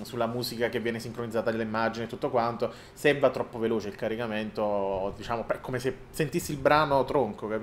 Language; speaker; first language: Italian; native; Italian